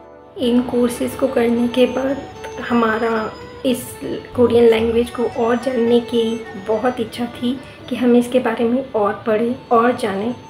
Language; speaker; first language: Hindi; native; Hindi